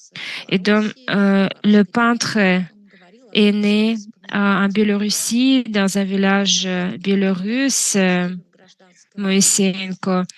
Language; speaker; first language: French; non-native, fluent; Russian